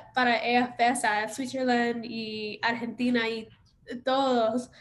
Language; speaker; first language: Spanish; early bilingual, other home language; English